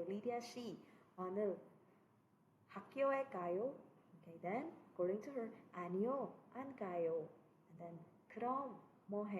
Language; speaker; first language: Korean; non-native, fluent; Cebuano